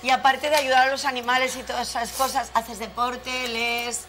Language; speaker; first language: Spanish; native; Spanish